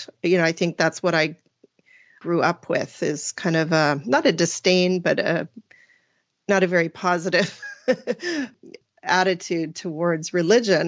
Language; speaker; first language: English; native; English